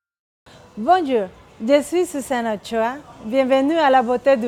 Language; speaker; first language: French; non-native, fluent; Spanish